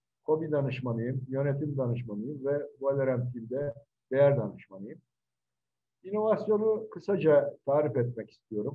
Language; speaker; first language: Turkish; native; Turkish